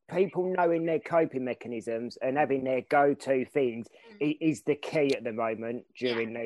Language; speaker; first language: English; native; English